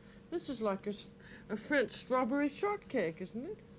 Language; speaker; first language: English; native; English